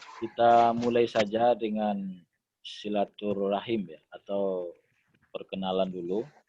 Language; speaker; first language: Indonesian; non-native, local second language; Minangkabau